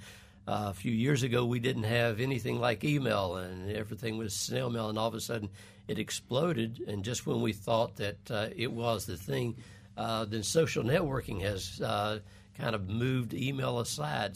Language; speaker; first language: English; native; English